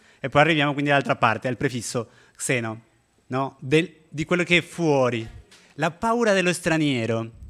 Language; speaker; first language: Italian; non-native, fluent; Spanish